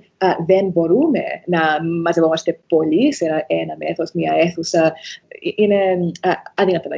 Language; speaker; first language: Greek; early bilingual, heritage; Greek